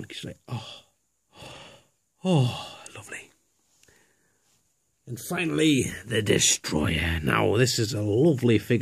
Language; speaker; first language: English; native; English